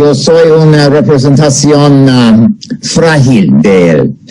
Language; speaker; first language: Spanish; non-native, fluent; English